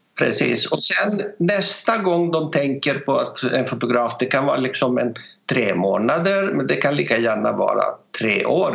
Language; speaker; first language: Swedish; non-native, fluent; Greek